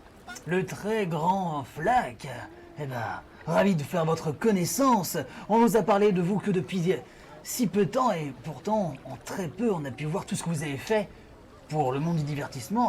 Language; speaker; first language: French; native; French